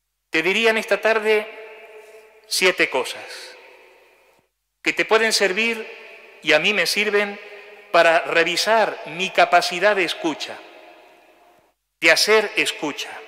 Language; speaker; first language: Spanish; native; Spanish